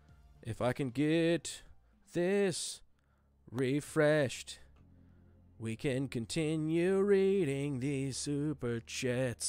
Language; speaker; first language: English; native; English